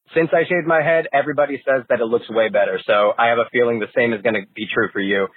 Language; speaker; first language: English; native; English